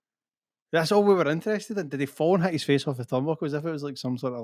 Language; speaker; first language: English; native; English